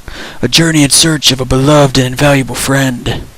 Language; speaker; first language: English; native; English